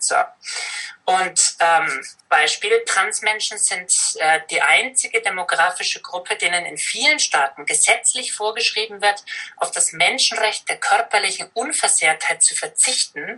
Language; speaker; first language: German; native; German